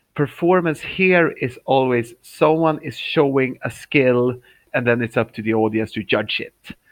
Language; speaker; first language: English; non-native, fluent; Swedish